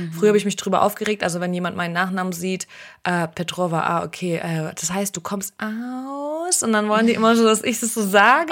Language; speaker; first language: German; early bilingual, other home language; Russian